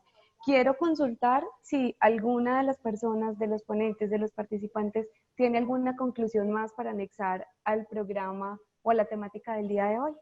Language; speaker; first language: Spanish; native; Spanish